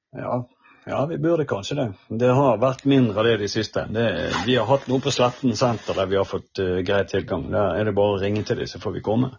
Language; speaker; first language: Norwegian; native; Norwegian